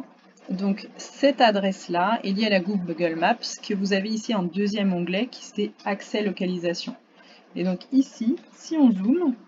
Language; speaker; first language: French; native; French